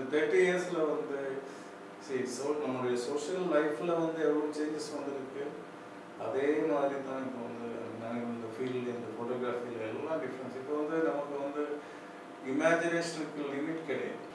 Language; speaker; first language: Tamil; non-native, local second language; Malayalam